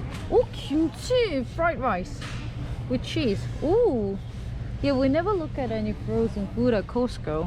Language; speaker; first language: English; non-native, fluent; Korean